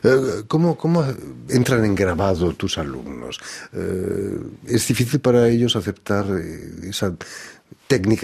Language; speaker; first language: Spanish; native; Spanish